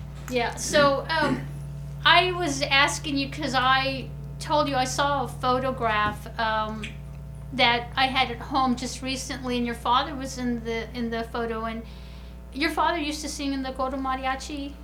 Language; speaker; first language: English; early bilingual, other home language; Spanish